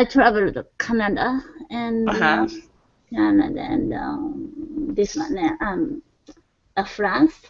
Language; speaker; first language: English; non-native, learner; Japanese